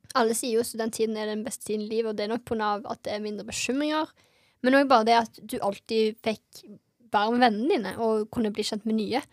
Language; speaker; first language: Norwegian; native; Norwegian